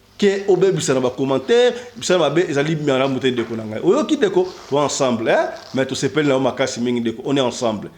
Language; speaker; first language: Lingala; native; Lingala